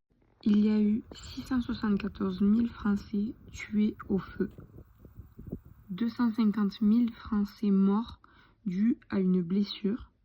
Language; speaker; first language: French; native; French